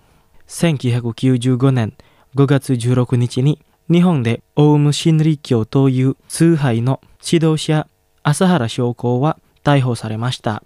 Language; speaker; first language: Japanese; non-native, fluent; Indonesian